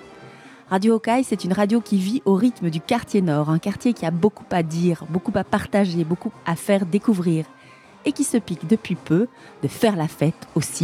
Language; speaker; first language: French; native; French